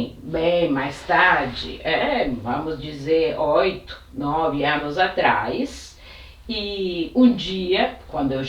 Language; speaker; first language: Portuguese; non-native, fluent; Italian